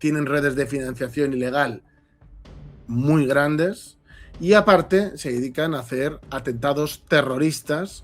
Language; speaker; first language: Spanish; native; Spanish